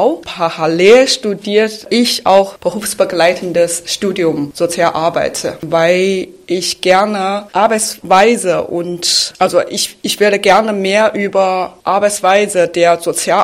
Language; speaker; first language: German; non-native, fluent; Chinese